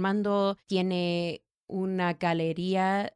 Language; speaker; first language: Spanish; non-native, learner; English